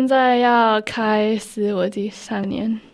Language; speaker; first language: Chinese; early bilingual, heritage; Chinese